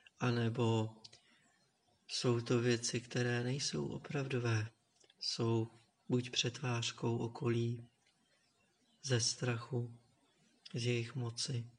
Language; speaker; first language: Czech; native; Czech